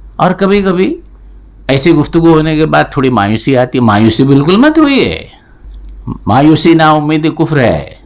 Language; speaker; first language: Hindi; native; Hindi